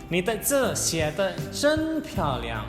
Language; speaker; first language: Chinese; non-native, fluent; Indonesian